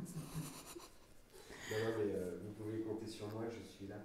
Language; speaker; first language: French; native; French